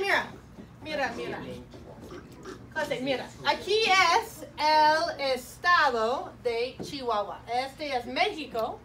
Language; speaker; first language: Spanish; non-native, fluent; English